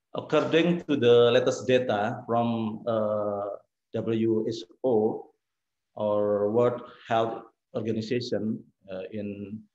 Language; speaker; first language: English; non-native, learner; Indonesian